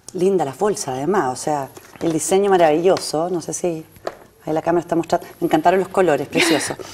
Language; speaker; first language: Spanish; native; Spanish